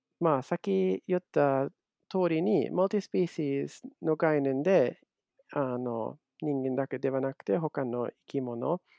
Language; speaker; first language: Japanese; non-native, fluent; German